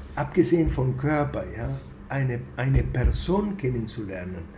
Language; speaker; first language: German; non-native, fluent; Spanish